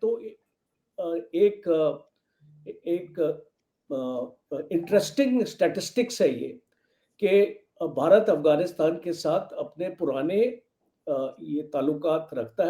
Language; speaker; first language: Hindi; native; Hindi